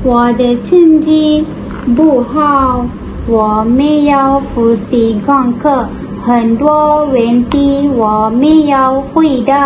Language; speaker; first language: Chinese; non-native, learner; Malay